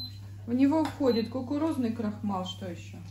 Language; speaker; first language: Russian; native; Russian